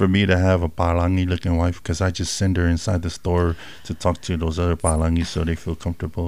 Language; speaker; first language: English; native; English